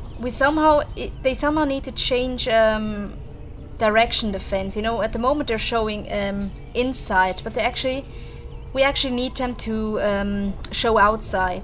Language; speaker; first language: English; non-native, fluent; German